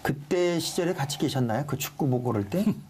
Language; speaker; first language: Korean; native; Korean